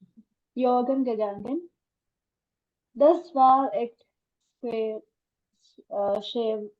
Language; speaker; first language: German; non-native, learner; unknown